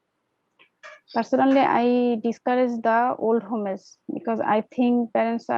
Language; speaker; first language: English; non-native, learner; Bangla